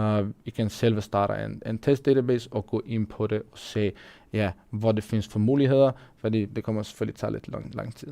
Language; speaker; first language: Danish; non-native, fluent; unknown